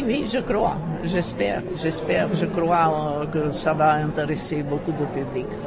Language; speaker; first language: French; non-native, fluent; Czech